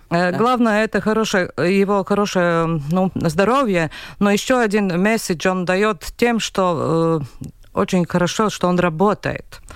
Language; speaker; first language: Russian; non-native, local second language; Latvian